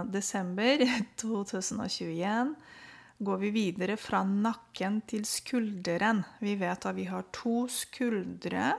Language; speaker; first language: Norwegian; non-native, fluent; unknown